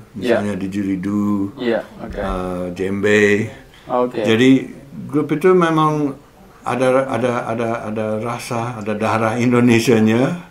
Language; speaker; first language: Indonesian; non-native, fluent; English